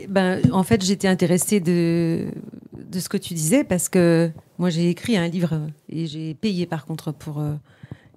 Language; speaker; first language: French; native; French